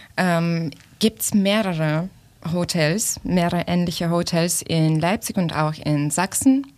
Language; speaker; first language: German; non-native, fluent; Ukrainian